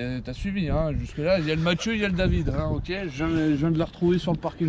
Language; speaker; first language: French; native; French